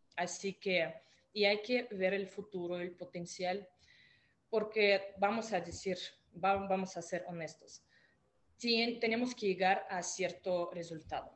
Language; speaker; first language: Spanish; non-native, fluent; Russian